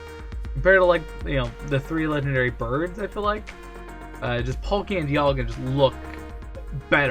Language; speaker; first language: English; native; English